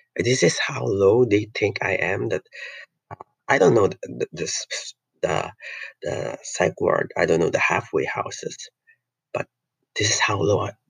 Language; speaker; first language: English; non-native, local second language; Filipino